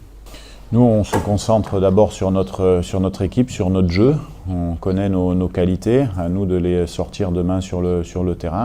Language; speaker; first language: French; native; French